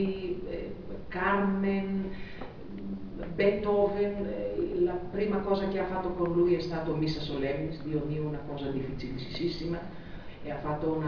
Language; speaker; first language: Italian; non-native, fluent; Greek